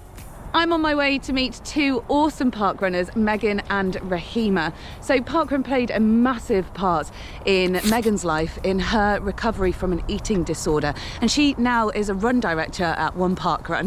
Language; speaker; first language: English; native; English